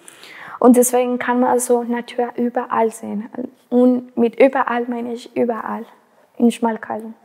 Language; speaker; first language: German; non-native, fluent; Spanish